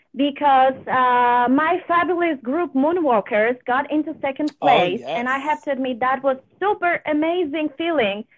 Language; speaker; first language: English; non-native, fluent; Polish